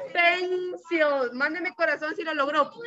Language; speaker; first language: Spanish; native; Spanish